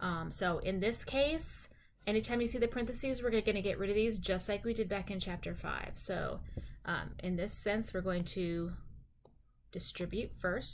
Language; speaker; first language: English; native; English